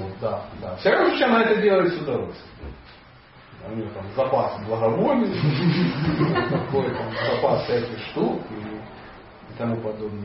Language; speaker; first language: Russian; native; Russian